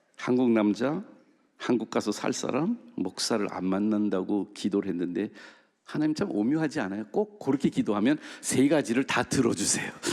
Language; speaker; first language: Korean; early bilingual, heritage; Korean